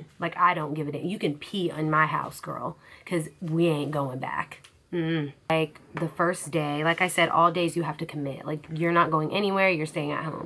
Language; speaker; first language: English; native; English